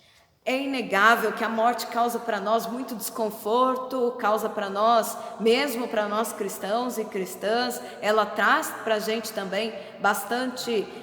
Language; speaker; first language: Portuguese; native; Portuguese